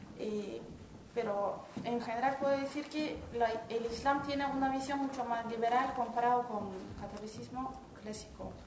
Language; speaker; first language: Spanish; non-native, fluent; Turkish